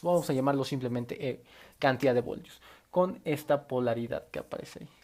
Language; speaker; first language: Spanish; native; Spanish